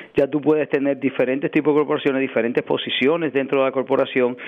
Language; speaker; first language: Spanish; early bilingual, heritage; Spanish